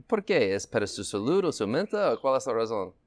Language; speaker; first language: Spanish; non-native, learner; English